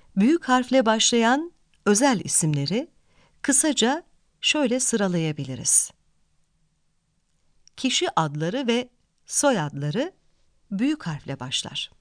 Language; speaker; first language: Turkish; native; Turkish